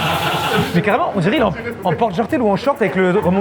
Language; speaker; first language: French; native; French